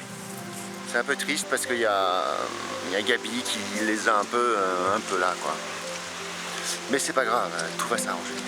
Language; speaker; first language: French; native; French